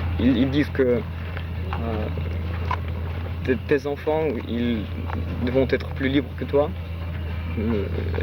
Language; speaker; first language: French; non-native, fluent; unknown